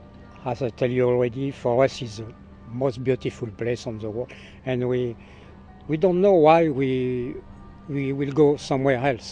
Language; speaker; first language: English; non-native, learner; French